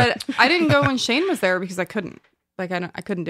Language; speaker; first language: English; native; English